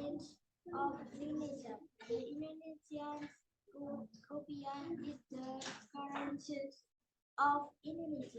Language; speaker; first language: English; non-native, learner; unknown